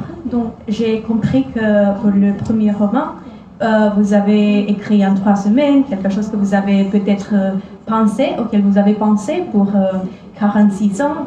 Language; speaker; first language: French; non-native, fluent; Romanian